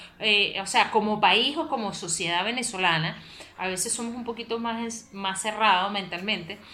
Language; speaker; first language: Spanish; native; Spanish